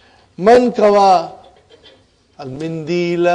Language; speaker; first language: Arabic; non-native, fluent; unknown